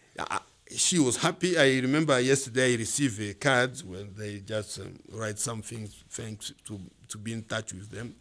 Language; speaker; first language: English; non-native, learner; Swahili